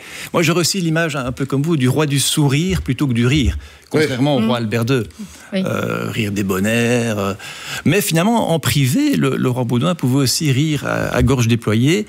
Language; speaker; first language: French; native; French